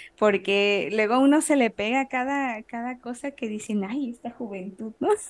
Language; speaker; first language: Spanish; native; Spanish